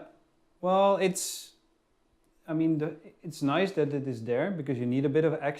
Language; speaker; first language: English; non-native, fluent; Dutch